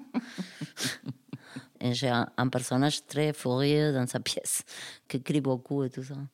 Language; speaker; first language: French; non-native, fluent; Spanish